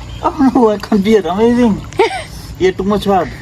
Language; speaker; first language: English; non-native, learner; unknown